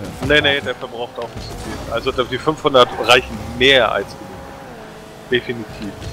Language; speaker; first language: German; native; German